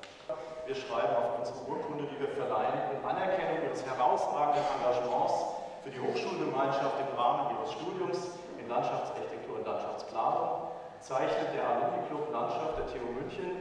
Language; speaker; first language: German; native; German